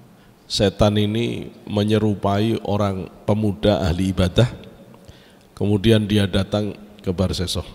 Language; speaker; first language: Indonesian; native; Indonesian